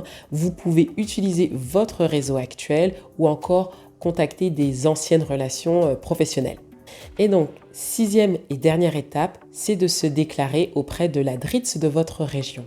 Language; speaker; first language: French; native; French